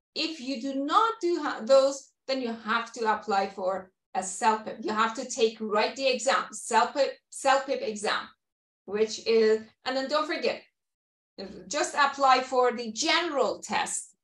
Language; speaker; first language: English; non-native, fluent; Persian